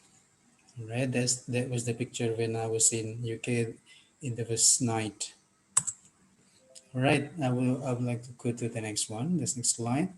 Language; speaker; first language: English; non-native, fluent; Indonesian